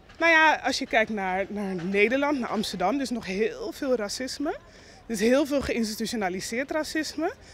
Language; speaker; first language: Dutch; non-native, local second language; Papiamento